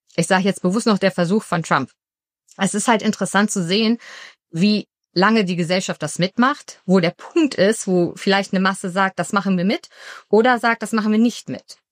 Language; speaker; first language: German; early bilingual, other home language; Romanian